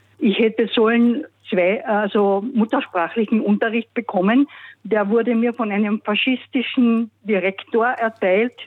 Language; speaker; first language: German; non-native, local second language; Slovenian